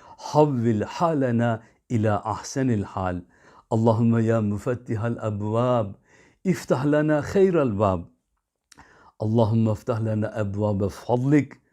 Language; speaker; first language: Arabic; non-native, fluent; Turkish